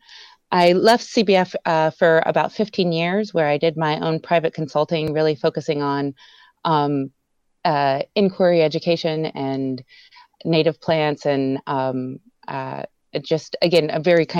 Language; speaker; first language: English; native; English